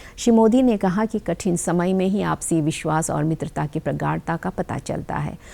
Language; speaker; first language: Hindi; non-native, local second language; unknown